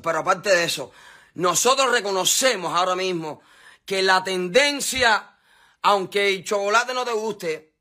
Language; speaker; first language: Spanish; native; Spanish